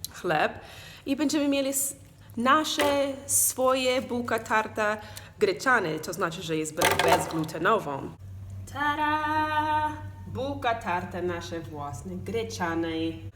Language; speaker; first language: Polish; non-native, learner; English